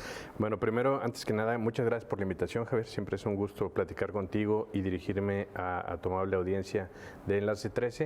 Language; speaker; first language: Spanish; native; Spanish